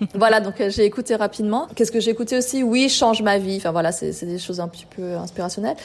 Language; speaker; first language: French; native; French